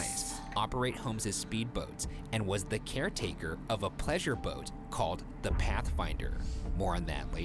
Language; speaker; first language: English; native; English